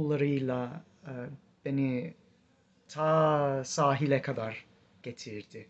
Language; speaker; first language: Turkish; non-native, fluent; English